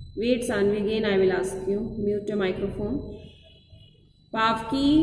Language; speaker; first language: English; non-native, local second language; Hindi